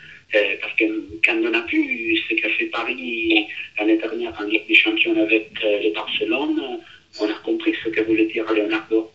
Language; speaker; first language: French; non-native, fluent; Italian